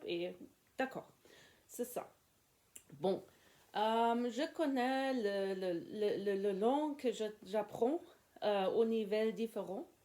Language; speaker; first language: French; non-native, learner; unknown